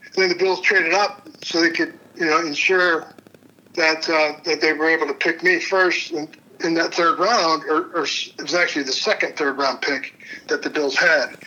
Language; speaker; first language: English; native; English